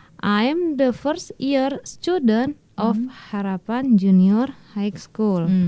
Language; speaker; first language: English; non-native, learner; Indonesian